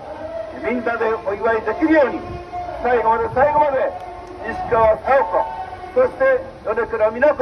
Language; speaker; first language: Japanese; native; Japanese